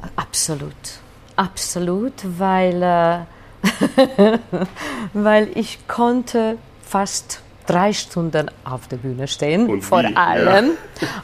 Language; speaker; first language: German; non-native, fluent; Hungarian